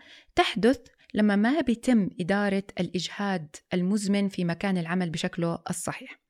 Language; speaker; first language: Arabic; native; Arabic